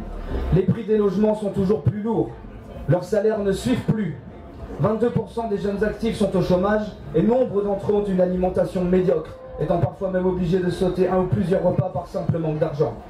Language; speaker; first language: French; native; French